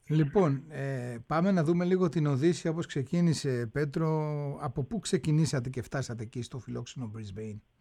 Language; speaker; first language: Greek; native; Greek